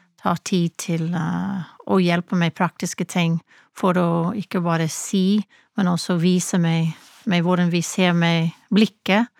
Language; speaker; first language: Norwegian; non-native, fluent; English